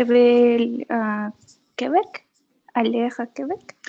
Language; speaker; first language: French; non-native, learner; Spanish